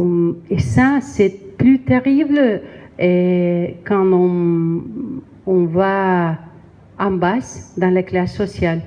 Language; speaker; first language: French; non-native, learner; Spanish